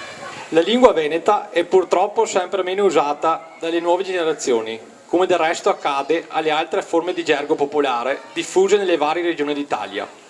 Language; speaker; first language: Italian; native; Italian